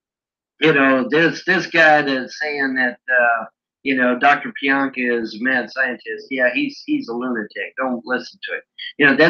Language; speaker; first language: English; native; English